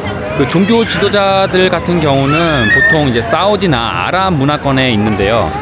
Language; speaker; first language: Korean; native; Korean